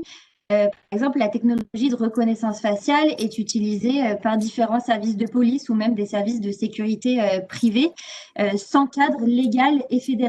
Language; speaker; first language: French; native; French